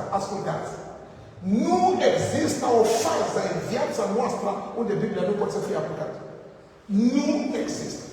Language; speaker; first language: Romanian; non-native, learner; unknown